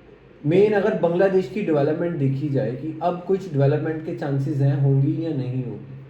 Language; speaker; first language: Hindi; native; Hindi